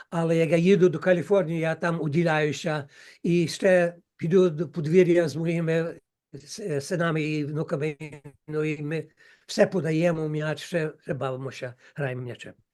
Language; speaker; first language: Ukrainian; early bilingual, heritage; Ukrainian